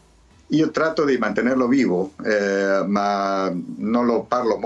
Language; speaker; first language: Italian; early bilingual, heritage; Spanish